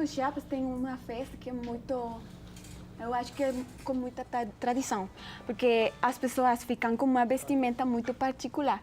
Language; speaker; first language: Portuguese; non-native, learner; Spanish